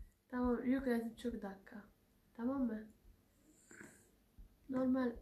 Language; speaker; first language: Turkish; non-native, learner; Arabic